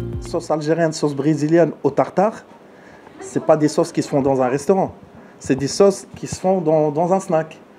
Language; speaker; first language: French; early bilingual, other home language; Arabic